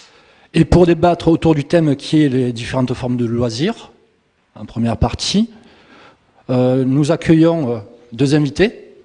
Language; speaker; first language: French; native; French